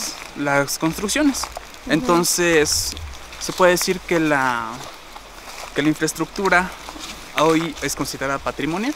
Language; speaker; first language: Spanish; native; Spanish